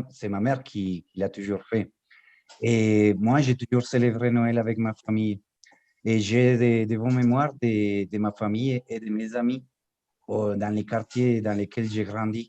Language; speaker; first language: French; non-native, fluent; Spanish